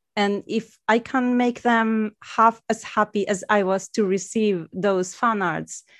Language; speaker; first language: English; non-native, fluent; Spanish